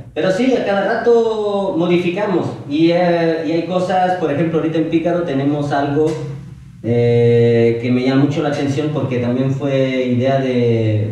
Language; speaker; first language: Spanish; non-native, fluent; Italian